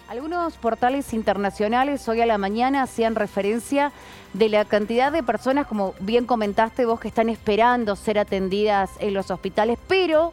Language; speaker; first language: Spanish; native; Spanish